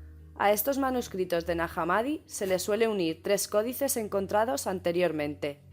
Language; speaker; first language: Spanish; native; Spanish